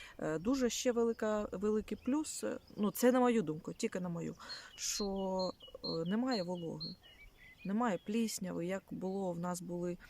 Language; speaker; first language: Ukrainian; non-native, local second language; Russian